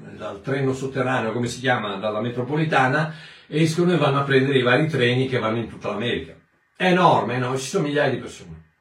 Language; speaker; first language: Italian; native; Italian